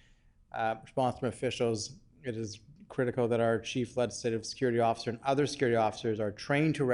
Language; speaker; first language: English; native; English